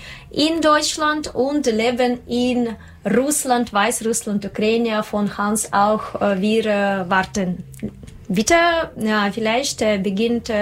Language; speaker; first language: German; non-native, learner; Russian